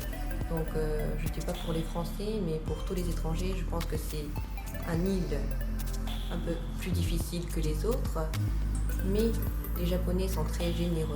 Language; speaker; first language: French; non-native, fluent; Japanese